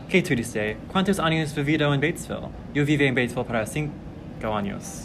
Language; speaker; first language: Spanish; non-native, learner; English